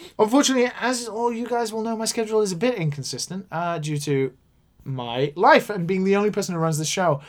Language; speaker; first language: English; native; English